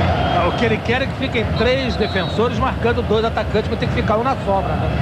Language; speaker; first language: Portuguese; native; Portuguese